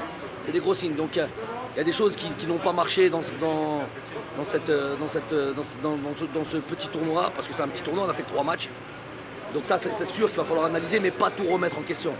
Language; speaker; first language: French; native; French